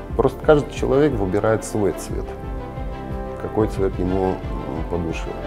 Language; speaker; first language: Russian; non-native, fluent; Armenian